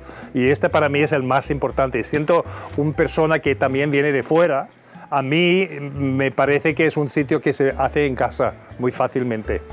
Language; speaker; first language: Spanish; non-native, fluent; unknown